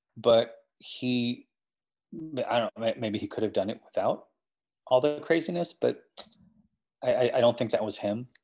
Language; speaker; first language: English; native; English